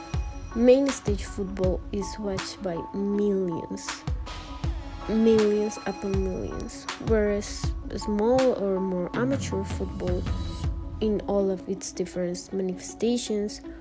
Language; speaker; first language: English; non-native, fluent; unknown